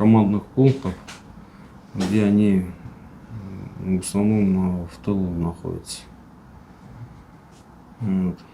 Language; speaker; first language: Russian; native; Russian